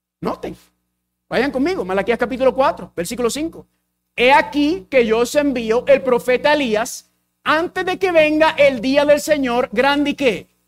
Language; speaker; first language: Spanish; early bilingual, heritage; English